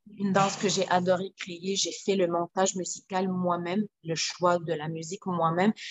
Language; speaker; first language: French; non-native, local second language; Arabic